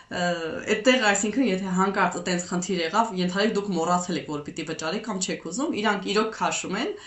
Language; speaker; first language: Armenian; native; Armenian